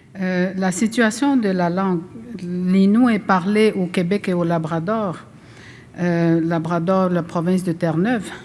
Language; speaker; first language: French; non-native, local second language; Innu-aimun